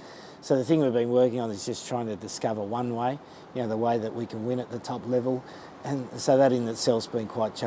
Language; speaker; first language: English; native; English